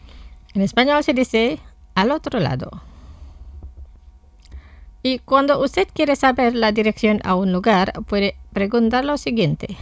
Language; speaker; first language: Spanish; non-native, fluent; Indonesian